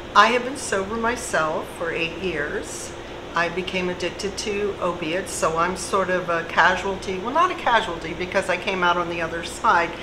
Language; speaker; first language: English; native; English